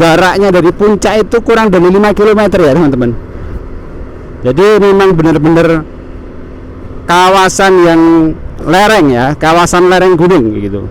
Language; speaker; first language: Indonesian; non-native, local second language; Javanese